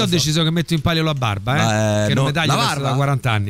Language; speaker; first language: Italian; native; Italian